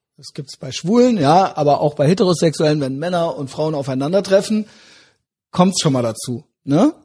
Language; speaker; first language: German; native; German